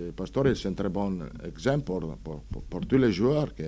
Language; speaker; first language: French; non-native, fluent; Italian